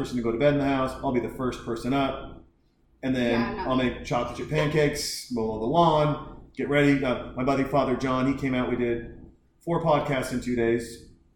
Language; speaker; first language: English; native; English